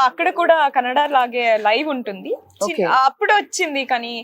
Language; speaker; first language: Telugu; non-native, local second language; Kannada